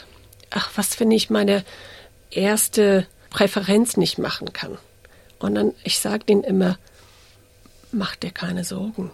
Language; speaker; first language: German; early bilingual, heritage; English